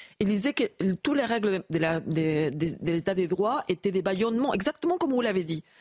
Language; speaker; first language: French; non-native, fluent; Spanish